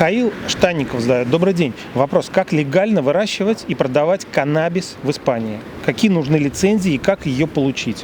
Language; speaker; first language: Russian; native; Russian